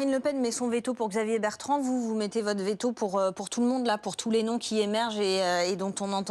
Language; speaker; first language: French; native; French